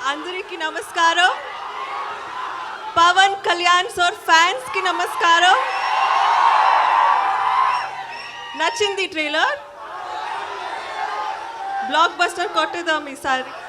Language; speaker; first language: Telugu; non-native, learner; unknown